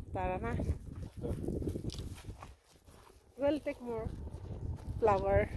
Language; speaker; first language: English; non-native, local second language; Filipino